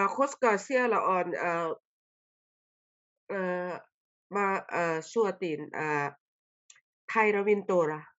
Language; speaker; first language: Finnish; non-native, learner; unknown